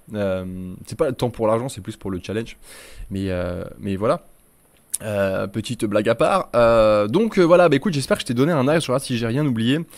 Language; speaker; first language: French; native; French